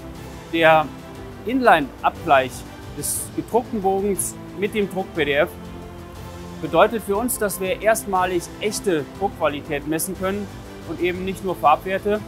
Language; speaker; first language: German; native; German